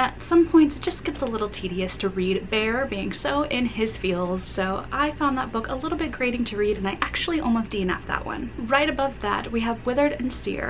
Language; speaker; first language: English; native; English